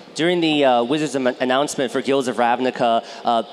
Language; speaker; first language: English; native; English